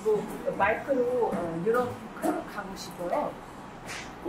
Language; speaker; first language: Korean; non-native, learner; Dutch